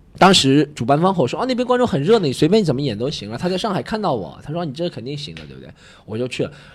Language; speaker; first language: Chinese; native; Chinese